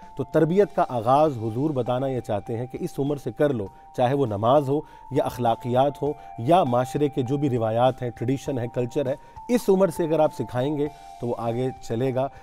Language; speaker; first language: Urdu; non-native, local second language; Punjabi